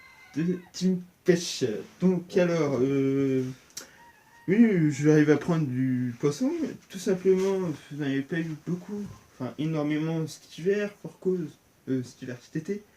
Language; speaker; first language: French; native; French